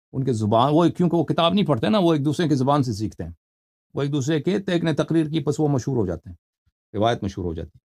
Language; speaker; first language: Urdu; non-native, fluent; Persian